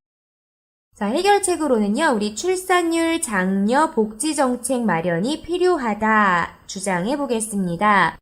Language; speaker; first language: Korean; native; Korean